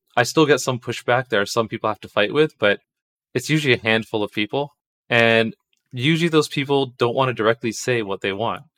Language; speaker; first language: English; native; English